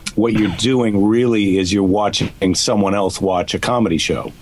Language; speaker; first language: English; native; English